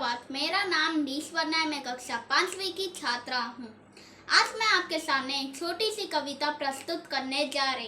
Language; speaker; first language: Hindi; non-native, local second language; Odia